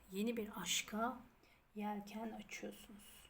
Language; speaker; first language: Turkish; native; Turkish